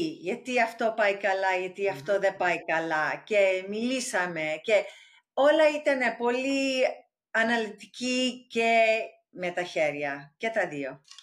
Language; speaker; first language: Greek; early bilingual, heritage; English